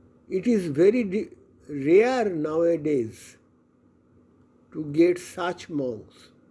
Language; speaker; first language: English; non-native, local second language; Bangla